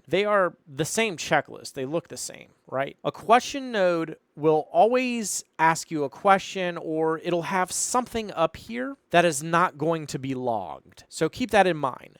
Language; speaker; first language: English; native; English